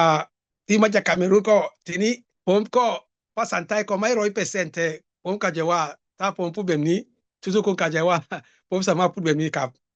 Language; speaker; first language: Thai; non-native, learner; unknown